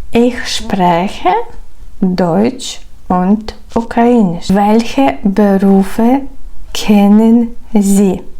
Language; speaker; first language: German; non-native, fluent; Ukrainian